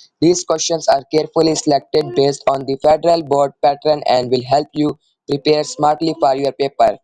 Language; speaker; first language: English; non-native, local second language; Urdu